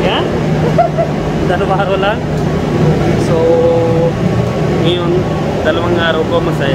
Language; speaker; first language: Filipino; non-native, learner; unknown